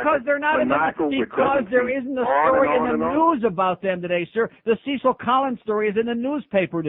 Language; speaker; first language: English; native; English